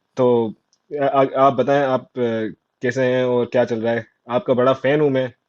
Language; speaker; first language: Urdu; non-native, local second language; Sindhi